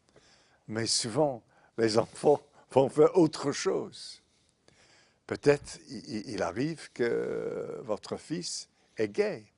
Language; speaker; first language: French; non-native, fluent; English